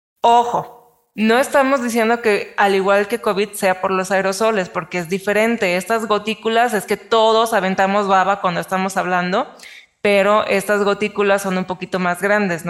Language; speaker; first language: Spanish; native; Spanish